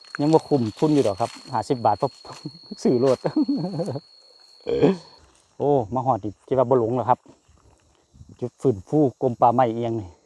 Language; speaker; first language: Thai; non-native, local second language; Northeastern Thai